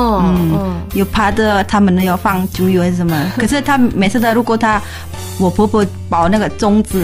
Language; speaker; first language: Chinese; non-native, learner; Indonesian